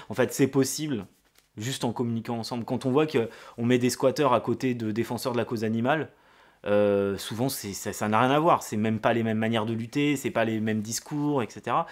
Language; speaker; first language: French; native; French